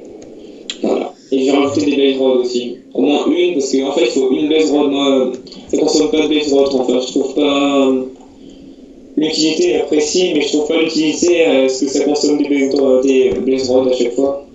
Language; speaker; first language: French; native; French